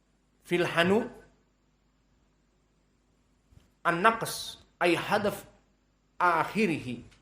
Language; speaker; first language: Arabic; non-native, fluent; Indonesian